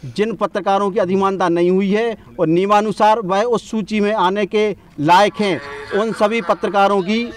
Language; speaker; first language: Hindi; native; Hindi